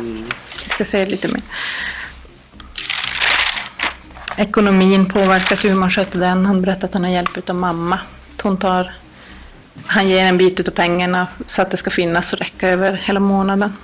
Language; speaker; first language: Swedish; native; Swedish